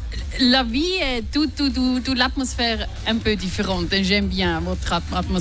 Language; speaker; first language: French; non-native, local second language; Swiss German